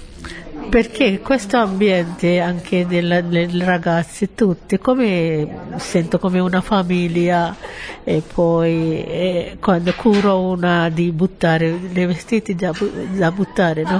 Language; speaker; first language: Italian; non-native, learner; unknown